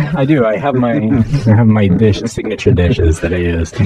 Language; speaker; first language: English; native; English